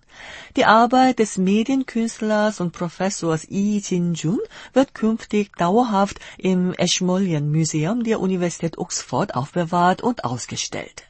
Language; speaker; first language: German; non-native, fluent; Korean